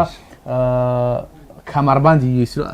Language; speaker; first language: Persian; native; Persian